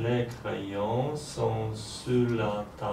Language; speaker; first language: French; non-native, learner; Polish